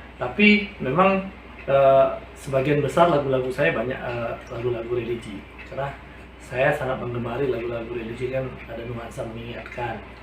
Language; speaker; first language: Indonesian; native; Indonesian